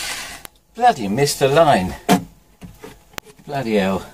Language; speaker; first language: English; native; English